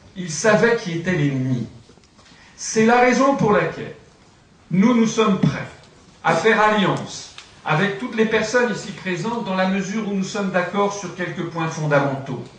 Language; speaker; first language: French; native; French